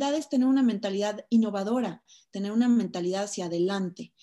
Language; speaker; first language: Spanish; native; Spanish